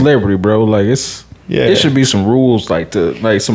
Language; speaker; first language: English; native; English